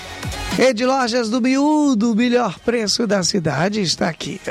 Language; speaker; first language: Portuguese; native; Portuguese